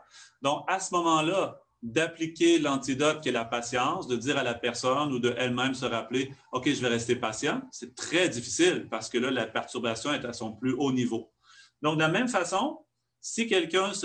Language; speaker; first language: French; native; French